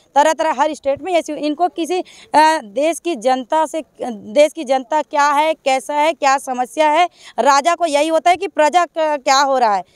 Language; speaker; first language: Hindi; native; Hindi